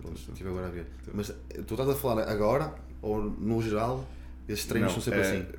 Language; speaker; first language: Portuguese; native; Portuguese